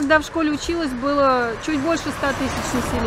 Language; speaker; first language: Russian; native; Russian